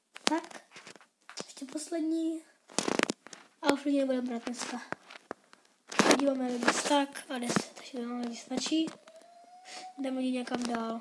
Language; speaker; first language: Czech; non-native, learner; Slovak